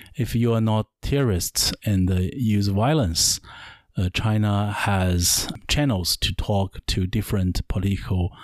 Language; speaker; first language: English; non-native, learner; Chinese